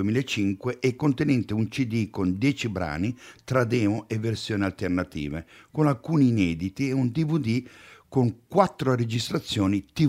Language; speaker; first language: Italian; native; Italian